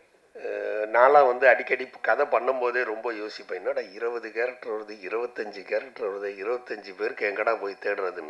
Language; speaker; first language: Tamil; native; Tamil